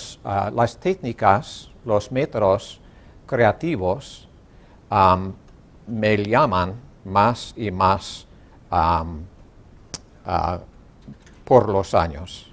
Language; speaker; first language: Spanish; non-native, learner; English